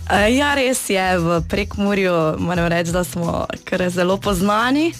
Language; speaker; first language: Slovenian; native; Slovenian